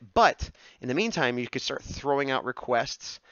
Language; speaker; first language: English; native; English